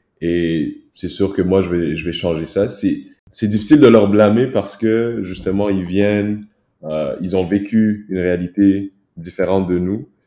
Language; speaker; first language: French; early bilingual, other home language; Kinyarwanda